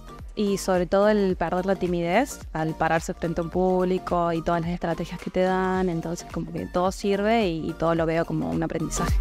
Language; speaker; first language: Spanish; native; Spanish